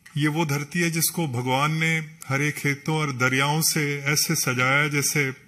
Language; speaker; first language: Hindi; non-native, local second language; Punjabi